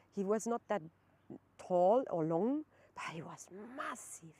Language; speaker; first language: English; non-native, fluent; German